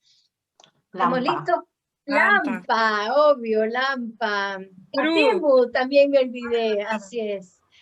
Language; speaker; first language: Spanish; native; Spanish